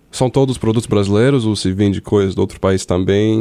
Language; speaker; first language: Portuguese; non-native, fluent; English